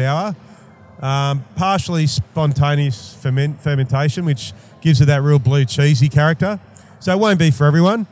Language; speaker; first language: English; native; English